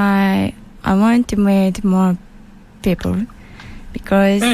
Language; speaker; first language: English; non-native, learner; Japanese